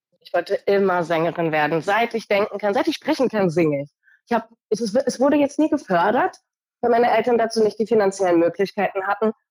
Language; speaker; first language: German; early bilingual, other home language; Portuguese